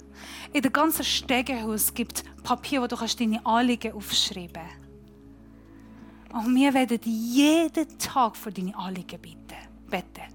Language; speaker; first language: German; non-native, fluent; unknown